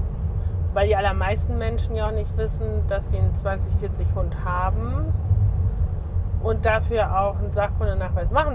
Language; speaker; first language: German; native; German